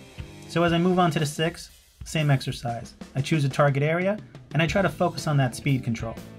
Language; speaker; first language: English; native; English